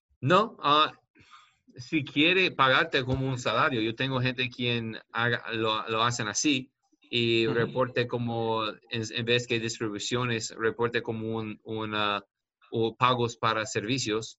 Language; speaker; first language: Spanish; non-native, learner; English